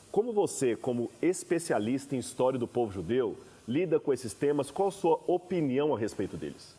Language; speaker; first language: Portuguese; native; Portuguese